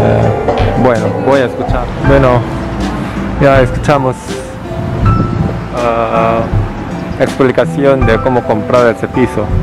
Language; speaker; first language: Spanish; non-native, fluent; Korean